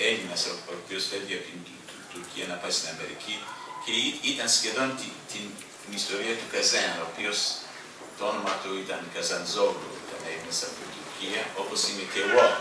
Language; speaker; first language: Greek; early bilingual, heritage; Greek